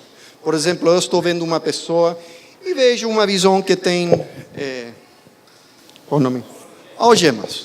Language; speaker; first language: Portuguese; non-native, fluent; Spanish